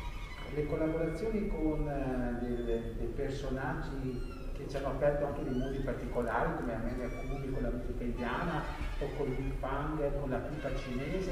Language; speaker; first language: Italian; native; Italian